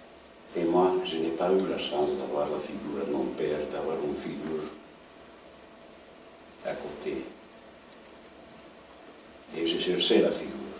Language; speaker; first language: French; non-native, learner; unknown